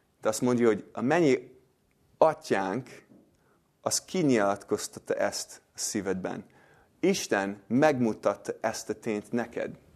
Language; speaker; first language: Hungarian; non-native, fluent; English